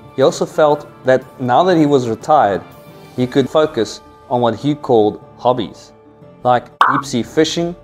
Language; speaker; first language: English; native; English